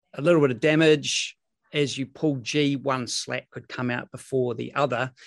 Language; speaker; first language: English; native; English